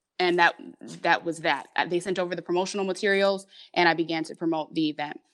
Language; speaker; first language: English; native; English